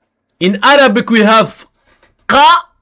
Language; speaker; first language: English; non-native, learner; Arabic